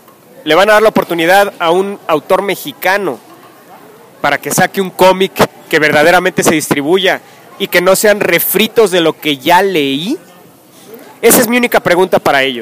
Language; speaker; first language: Spanish; native; Spanish